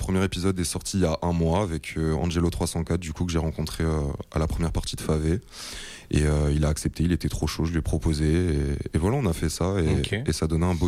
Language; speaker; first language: French; native; French